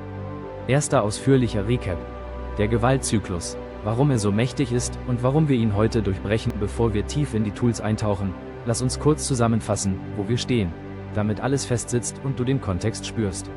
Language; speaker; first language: German; native; German